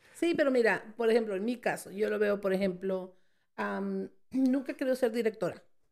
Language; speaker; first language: Spanish; early bilingual, heritage; Spanish